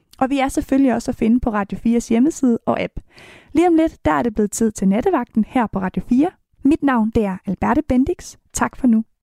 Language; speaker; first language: Danish; native; Danish